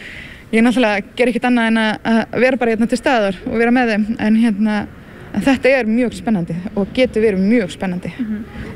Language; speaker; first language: Icelandic; native; Icelandic